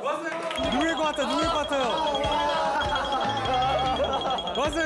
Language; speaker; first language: Korean; native; Korean